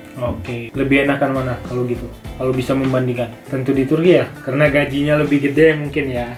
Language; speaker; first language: Indonesian; native; Indonesian